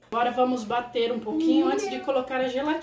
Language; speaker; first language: Portuguese; native; Portuguese